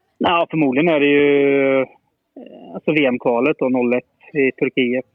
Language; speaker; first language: Swedish; native; Swedish